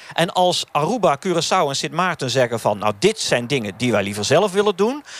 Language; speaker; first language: Dutch; native; Dutch